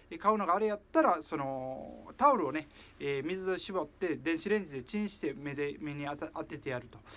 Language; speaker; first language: Japanese; native; Japanese